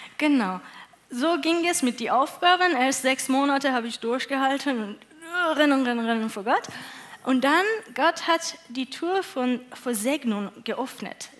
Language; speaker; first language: German; non-native, learner; Persian